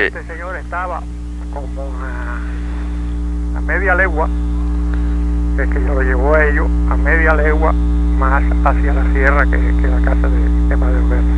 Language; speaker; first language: Spanish; native; Spanish